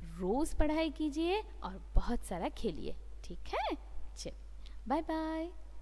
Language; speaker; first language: Hindi; non-native, local second language; Bangla